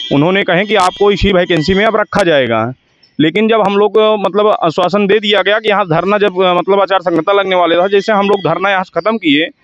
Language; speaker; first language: Hindi; native; Hindi